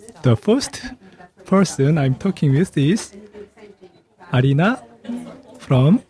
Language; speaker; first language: English; non-native, learner; Korean